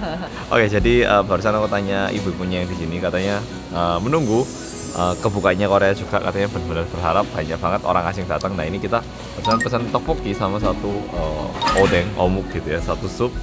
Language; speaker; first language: Indonesian; early bilingual, other home language; Korean